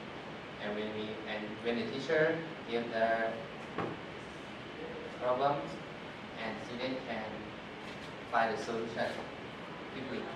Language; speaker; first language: English; non-native, fluent; Thai